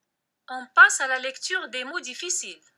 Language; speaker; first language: French; non-native, local second language; Arabic